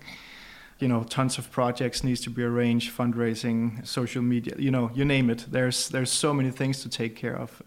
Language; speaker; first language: English; non-native, fluent; Danish